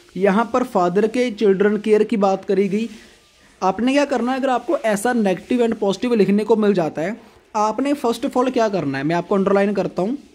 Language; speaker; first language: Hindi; non-native, local second language; Punjabi